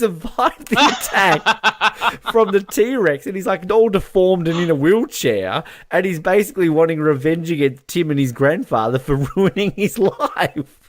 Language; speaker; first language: English; native; English